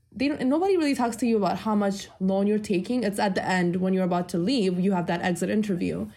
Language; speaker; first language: English; early bilingual, other home language; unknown